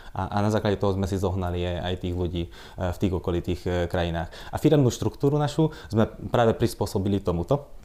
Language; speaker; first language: Slovak; non-native, local second language; Hungarian